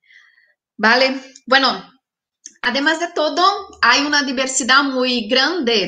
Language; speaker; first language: Spanish; non-native, fluent; Portuguese